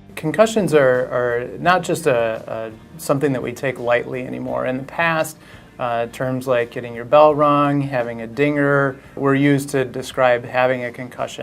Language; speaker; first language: English; native; English